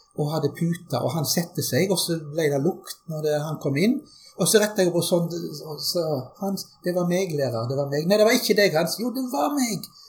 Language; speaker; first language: Norwegian; early bilingual, other home language; German